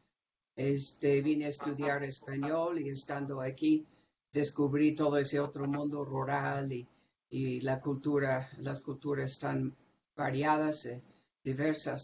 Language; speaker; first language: Spanish; non-native, fluent; English